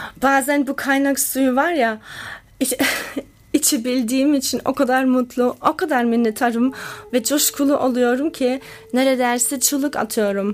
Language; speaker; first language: Turkish; early bilingual, heritage; Turkish